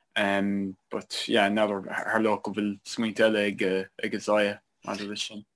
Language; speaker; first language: Irish; non-native, local second language; English